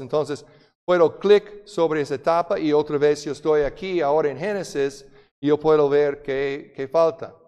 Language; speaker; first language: Spanish; non-native, fluent; English